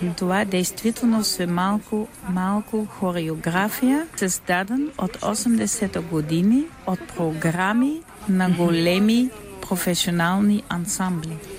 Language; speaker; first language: Bulgarian; non-native, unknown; Dutch